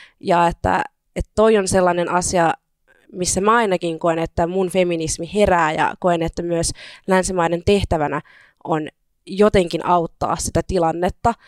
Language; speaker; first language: Finnish; native; Finnish